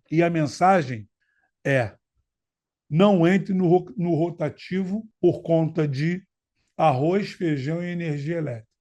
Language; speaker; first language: Portuguese; native; Portuguese